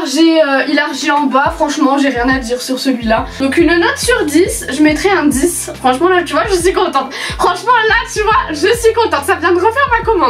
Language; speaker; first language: French; native; French